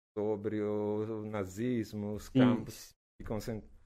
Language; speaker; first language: Portuguese; non-native, fluent; Italian